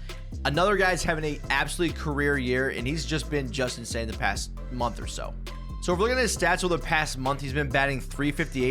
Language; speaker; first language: English; native; English